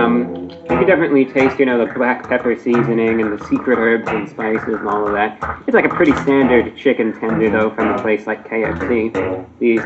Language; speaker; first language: English; native; English